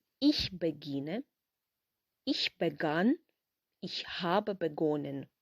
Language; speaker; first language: German; non-native, fluent; Ukrainian